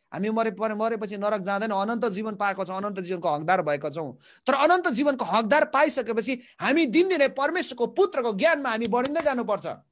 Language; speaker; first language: Nepali; native; Nepali